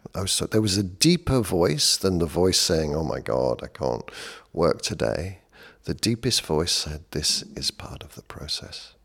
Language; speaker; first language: English; native; English